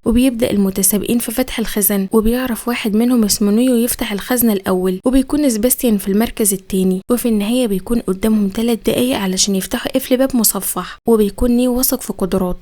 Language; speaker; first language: Arabic; native; Arabic